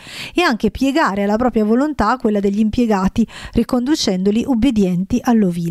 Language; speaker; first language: Italian; native; Italian